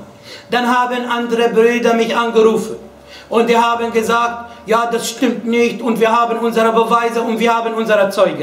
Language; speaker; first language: German; non-native, fluent; Arabic